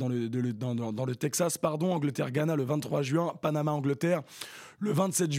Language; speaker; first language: French; native; French